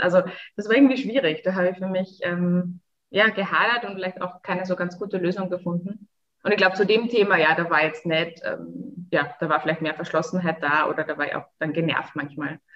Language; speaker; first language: German; native; German